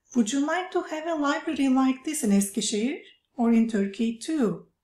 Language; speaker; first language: English; non-native, fluent; Turkish